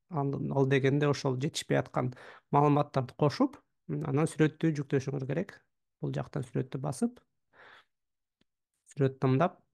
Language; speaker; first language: Kyrgyz; native; Kyrgyz